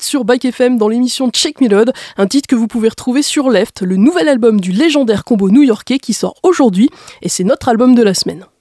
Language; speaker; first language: French; native; French